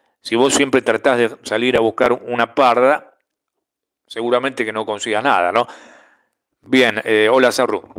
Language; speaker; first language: Spanish; native; Spanish